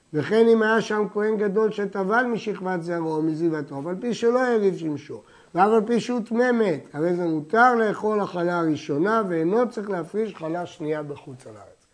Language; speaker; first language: Hebrew; native; Hebrew